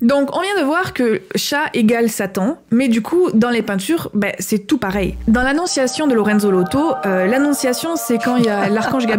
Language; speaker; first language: French; native; French